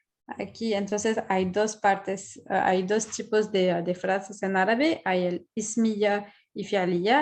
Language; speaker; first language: Spanish; non-native, fluent; Arabic